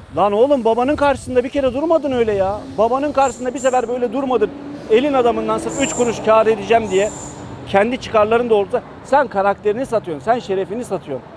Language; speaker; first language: Turkish; early bilingual, heritage; Turkish